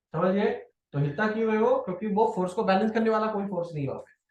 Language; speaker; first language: Hindi; non-native, local second language; Marathi